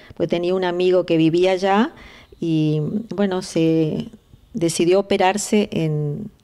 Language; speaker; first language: Spanish; native; Spanish